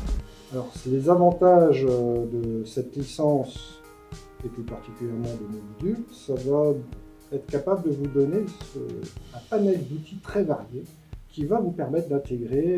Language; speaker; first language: French; native; French